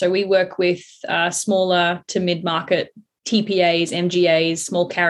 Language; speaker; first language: English; native; English